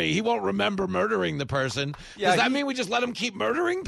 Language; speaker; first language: English; native; English